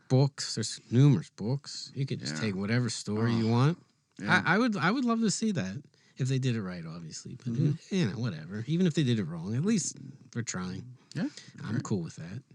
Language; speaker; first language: English; native; English